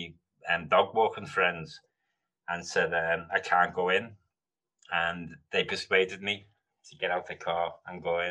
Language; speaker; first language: English; native; English